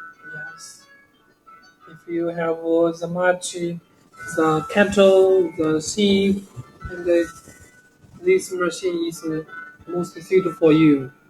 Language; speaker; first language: English; non-native, learner; Chinese